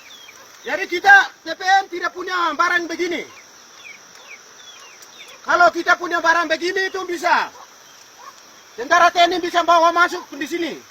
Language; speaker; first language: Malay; non-native, local second language; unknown